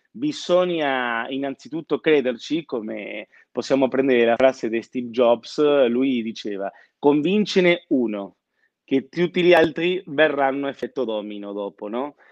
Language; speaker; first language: Italian; non-native, fluent; Spanish